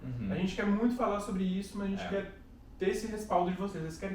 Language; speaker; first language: Portuguese; native; Portuguese